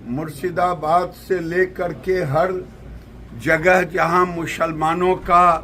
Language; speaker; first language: Hindi; native; Hindi